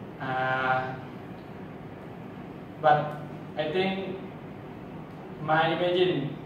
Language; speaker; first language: English; non-native, learner; Thai